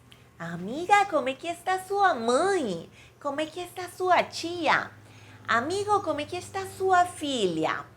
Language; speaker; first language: Portuguese; non-native, fluent; Spanish